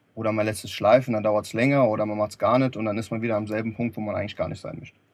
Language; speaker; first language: German; early bilingual, other home language; Lithuanian